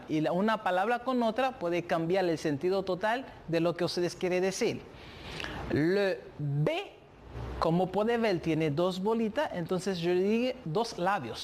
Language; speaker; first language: Spanish; non-native, fluent; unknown